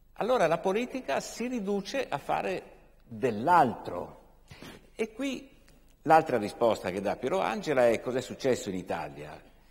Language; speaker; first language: Italian; native; Italian